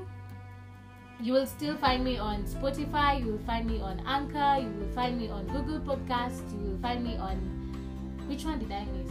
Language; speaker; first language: English; non-native, local second language; Swahili